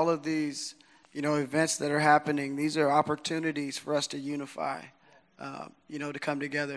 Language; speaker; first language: English; native; English